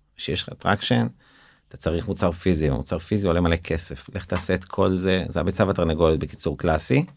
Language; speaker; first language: Hebrew; native; Hebrew